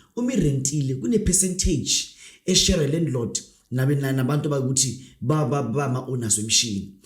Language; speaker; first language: Zulu; non-native, local second language; Northern Sotho